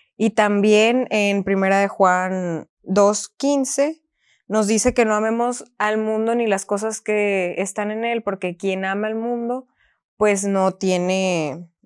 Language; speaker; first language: Spanish; native; Spanish